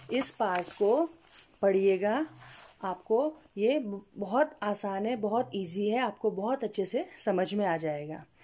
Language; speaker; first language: Hindi; native; Hindi